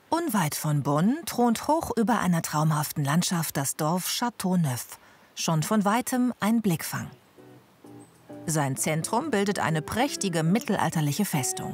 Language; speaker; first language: German; native; German